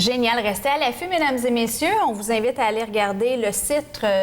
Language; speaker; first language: French; native; French